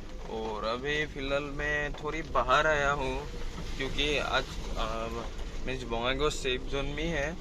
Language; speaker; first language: Hindi; non-native, local second language; Assamese